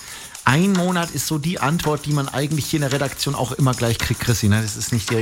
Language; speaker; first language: German; native; German